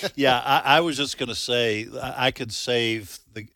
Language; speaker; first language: English; native; English